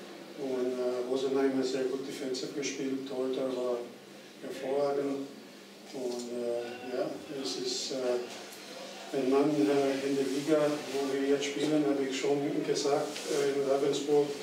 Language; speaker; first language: German; non-native, fluent; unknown